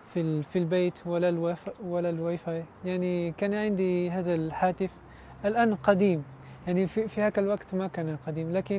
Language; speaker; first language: Arabic; non-native, learner; Italian